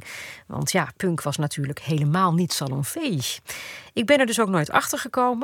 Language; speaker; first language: Dutch; native; Dutch